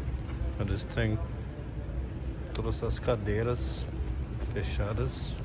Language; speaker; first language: Portuguese; non-native, fluent; English